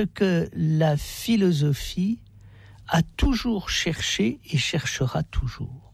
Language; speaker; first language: French; native; French